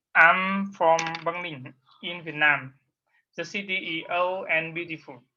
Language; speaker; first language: English; non-native, learner; Vietnamese